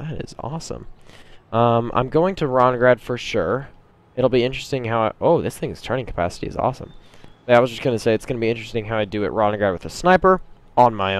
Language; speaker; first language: English; native; English